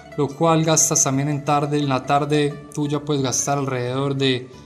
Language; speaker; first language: Spanish; native; Spanish